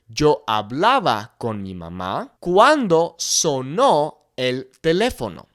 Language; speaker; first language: Spanish; non-native, fluent; English